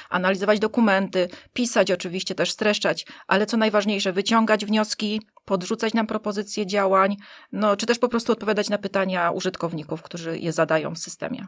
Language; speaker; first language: Polish; native; Polish